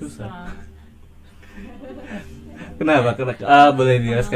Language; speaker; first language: Indonesian; native; Indonesian